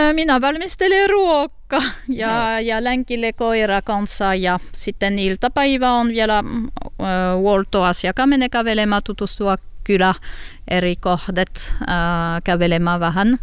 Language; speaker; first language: Finnish; non-native, learner; French